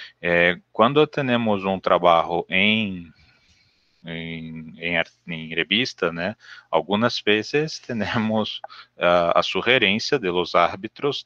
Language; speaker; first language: Spanish; non-native, learner; Portuguese